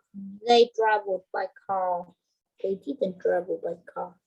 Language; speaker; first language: English; non-native, learner; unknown